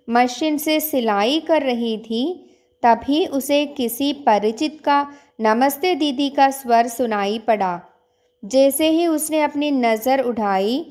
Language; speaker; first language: Hindi; non-native, local second language; Malayalam